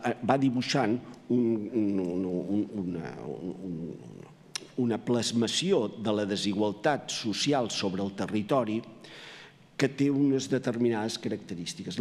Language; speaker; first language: Catalan; native; Catalan